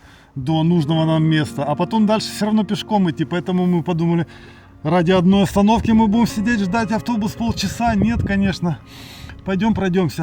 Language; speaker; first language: Russian; native; Russian